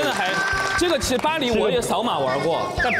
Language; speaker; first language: Chinese; native; Chinese